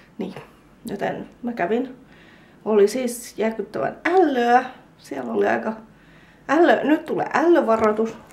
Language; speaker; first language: Finnish; native; Finnish